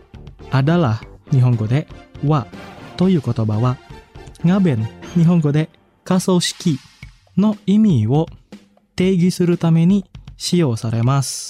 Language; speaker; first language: Japanese; non-native, fluent; Indonesian